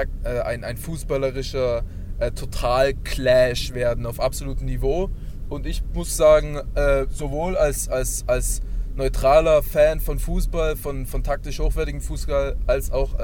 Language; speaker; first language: German; native; German